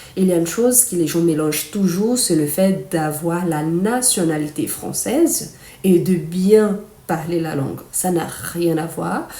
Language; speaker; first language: French; non-native, fluent; Portuguese